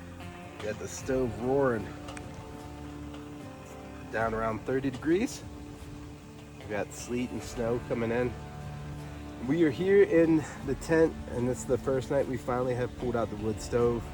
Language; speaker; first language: English; native; English